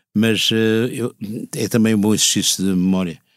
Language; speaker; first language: Portuguese; native; Portuguese